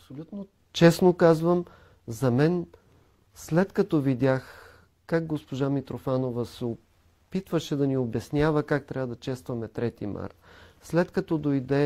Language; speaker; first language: Bulgarian; native; Bulgarian